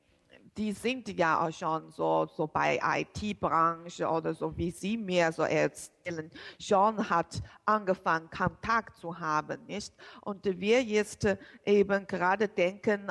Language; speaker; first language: German; non-native, learner; Chinese